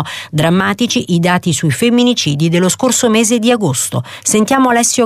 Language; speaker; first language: Italian; native; Italian